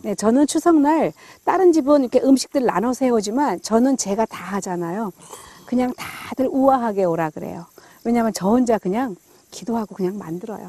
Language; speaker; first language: Korean; native; Korean